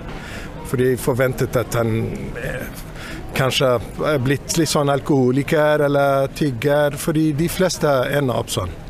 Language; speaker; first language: Norwegian; non-native, fluent; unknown